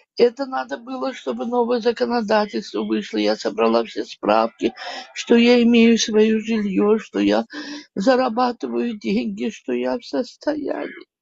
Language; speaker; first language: Russian; native; Russian